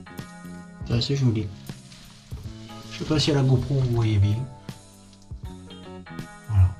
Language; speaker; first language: French; native; French